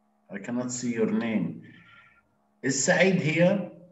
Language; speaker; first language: English; non-native, fluent; Arabic